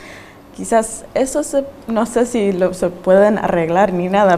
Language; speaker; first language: Spanish; early bilingual, heritage; Spanish